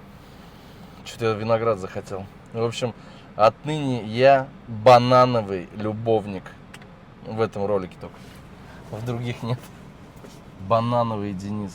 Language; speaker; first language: Russian; native; Russian